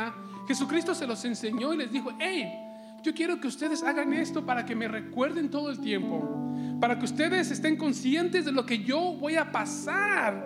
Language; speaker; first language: Spanish; native; Spanish